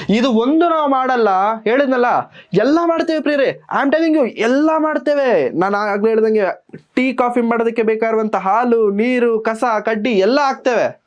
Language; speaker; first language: Kannada; non-native, local second language; Telugu